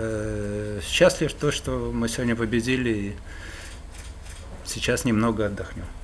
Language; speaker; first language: Russian; native; Russian